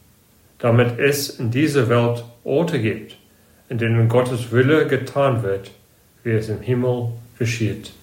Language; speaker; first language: German; non-native, fluent; English